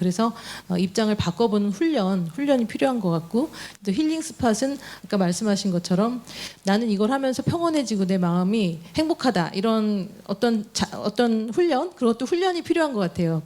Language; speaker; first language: Korean; native; Korean